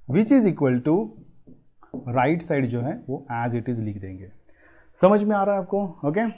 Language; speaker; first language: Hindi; non-native, local second language; Marathi